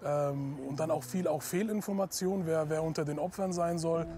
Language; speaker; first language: German; native; German